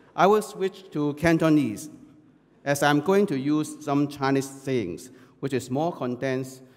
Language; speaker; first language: English; non-native, local second language; Chinese